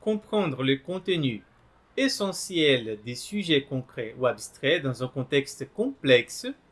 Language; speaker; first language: French; non-native, fluent; Portuguese